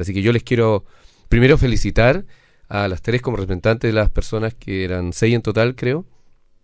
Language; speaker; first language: Spanish; native; Spanish